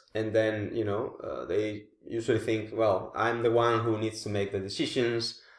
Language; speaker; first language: English; non-native, fluent; Spanish